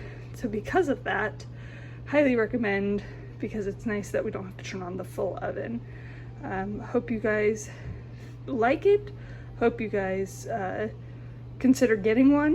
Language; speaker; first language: English; native; English